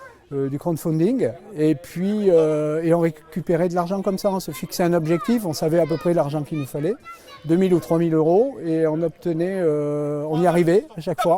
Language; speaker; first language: French; native; French